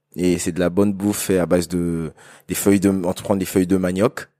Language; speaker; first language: French; non-native, local second language; Lingala